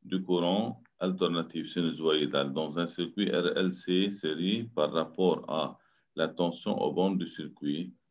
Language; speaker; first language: French; non-native, local second language; Arabic